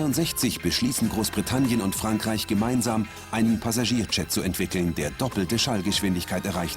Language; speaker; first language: German; native; German